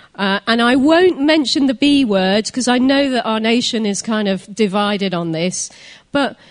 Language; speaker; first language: English; native; English